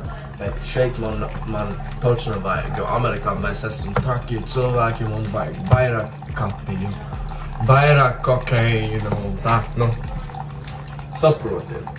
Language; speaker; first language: Latvian; early bilingual, heritage; English